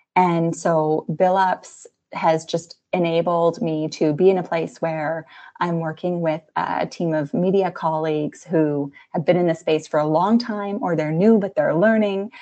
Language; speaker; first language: English; native; English